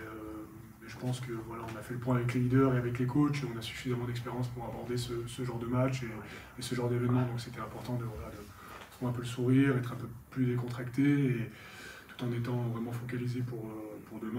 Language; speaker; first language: French; native; French